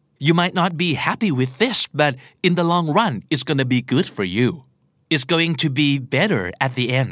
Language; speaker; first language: English; non-native, fluent; Thai